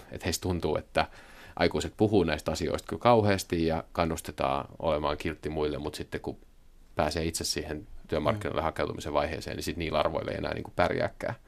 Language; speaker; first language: Finnish; native; Finnish